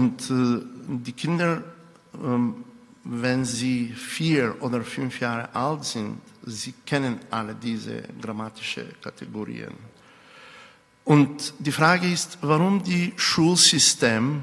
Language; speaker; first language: German; non-native, fluent; Bulgarian